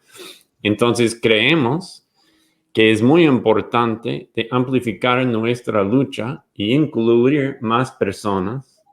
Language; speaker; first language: Spanish; non-native, fluent; English